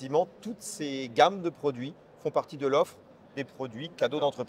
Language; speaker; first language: French; native; French